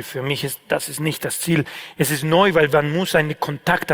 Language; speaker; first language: German; non-native, fluent; Spanish